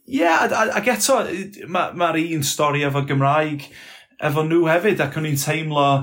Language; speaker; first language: Welsh; non-native, local second language; English